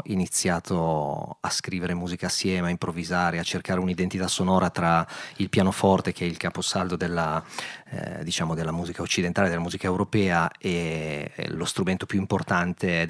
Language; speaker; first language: Italian; native; Italian